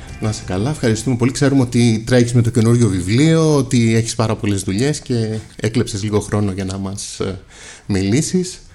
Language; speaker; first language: Greek; native; Greek